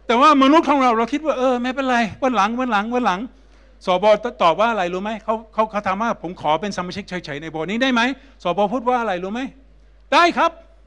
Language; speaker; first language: Thai; non-native, fluent; English